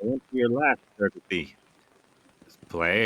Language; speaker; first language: English; native; English